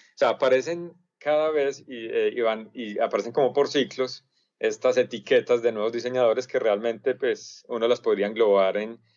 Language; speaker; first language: Spanish; native; Spanish